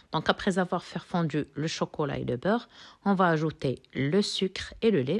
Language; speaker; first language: French; non-native, local second language; Arabic